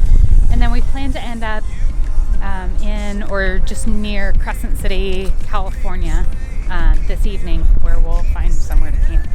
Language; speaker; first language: English; native; English